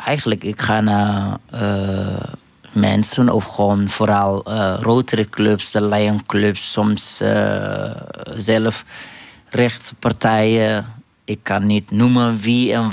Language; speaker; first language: Dutch; non-native, fluent; Arabic